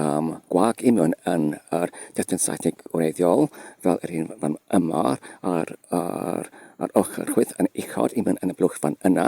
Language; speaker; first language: Welsh; non-native, fluent; English